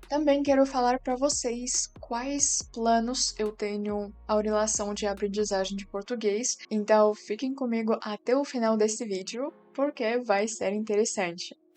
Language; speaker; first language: Portuguese; non-native, fluent; Russian